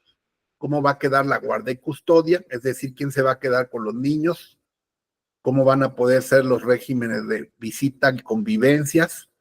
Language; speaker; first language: Spanish; native; Spanish